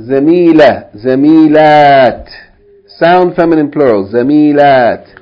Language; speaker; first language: Arabic; non-native, fluent; English